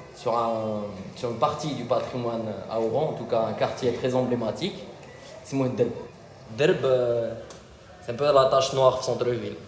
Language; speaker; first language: French; non-native, local second language; Arabic